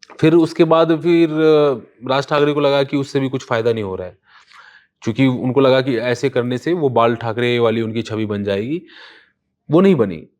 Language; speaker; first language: Hindi; non-native, local second language; Maithili